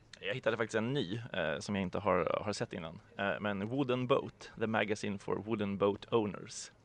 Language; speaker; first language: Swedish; native; Swedish